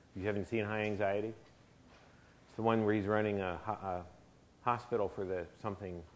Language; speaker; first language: English; native; English